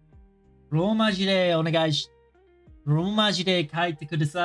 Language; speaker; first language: Japanese; non-native, learner; English